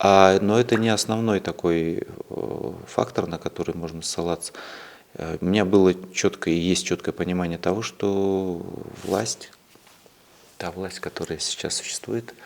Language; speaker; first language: Russian; native; Russian